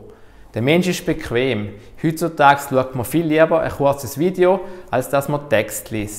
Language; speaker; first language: German; native; German